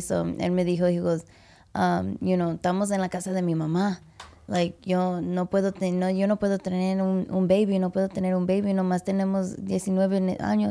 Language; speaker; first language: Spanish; early bilingual, heritage; English